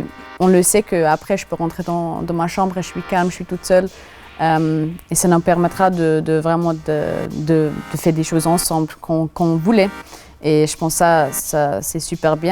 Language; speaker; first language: French; non-native, local second language; German